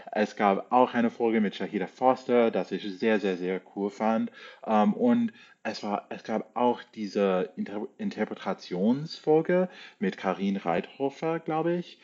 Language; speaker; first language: German; non-native, learner; English